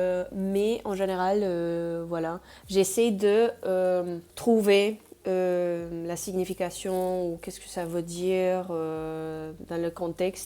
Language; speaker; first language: French; non-native, fluent; Spanish